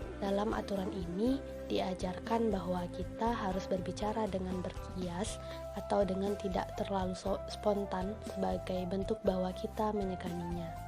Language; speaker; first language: Indonesian; non-native, local second language; Minangkabau